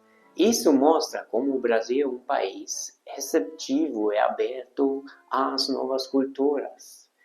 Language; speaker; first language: Portuguese; non-native, fluent; Hungarian